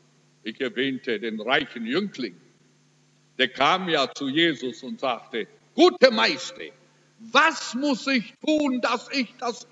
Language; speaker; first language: German; early bilingual, heritage; German